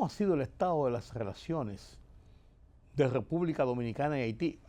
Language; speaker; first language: Spanish; native; Spanish